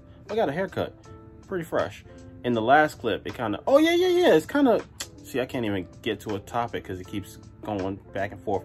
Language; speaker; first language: English; native; English